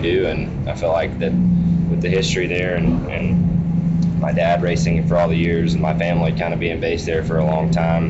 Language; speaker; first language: English; native; English